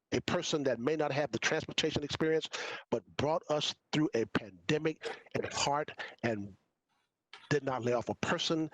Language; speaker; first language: English; native; English